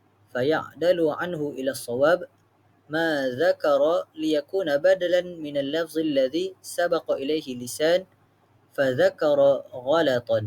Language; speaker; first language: Arabic; non-native, learner; Malay